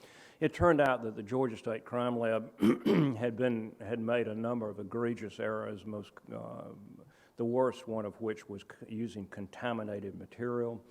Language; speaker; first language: English; native; English